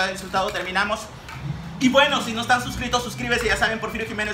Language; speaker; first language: Spanish; native; Spanish